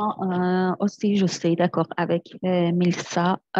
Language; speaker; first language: French; non-native, learner; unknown